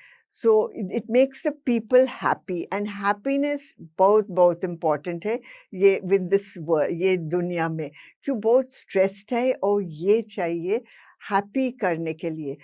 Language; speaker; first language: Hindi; non-native, local second language; English